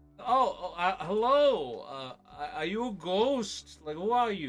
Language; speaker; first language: English; early bilingual, other home language; Spanish